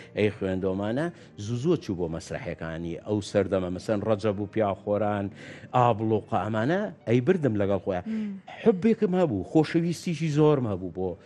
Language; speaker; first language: Central Kurdish; native; Central Kurdish